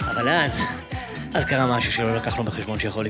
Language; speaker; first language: Hebrew; native; Hebrew